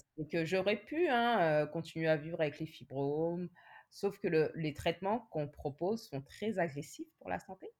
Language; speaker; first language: French; native; French